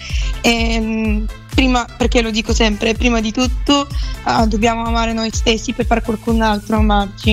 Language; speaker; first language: Italian; non-native, fluent; Bulgarian